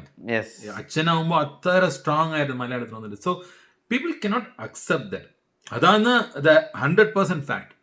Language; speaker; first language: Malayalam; early bilingual, heritage; Malayalam